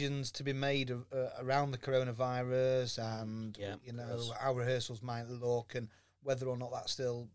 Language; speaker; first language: English; native; English